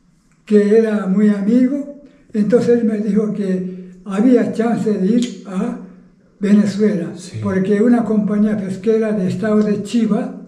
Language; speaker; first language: Spanish; non-native, fluent; Japanese